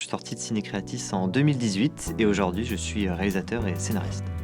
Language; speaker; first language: French; native; French